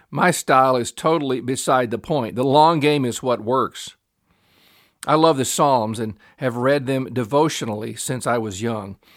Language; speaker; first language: English; native; English